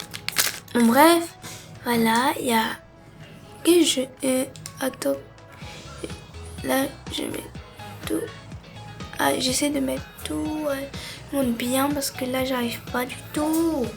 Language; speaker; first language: French; native; French